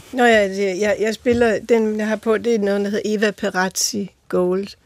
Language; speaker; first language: Danish; native; Danish